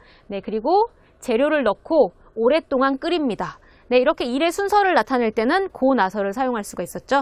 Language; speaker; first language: Korean; native; Korean